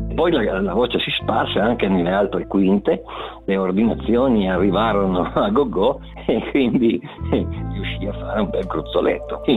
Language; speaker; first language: Italian; native; Italian